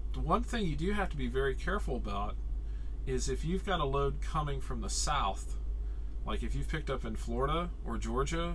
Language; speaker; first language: English; native; English